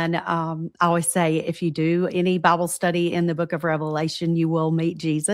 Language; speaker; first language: English; native; English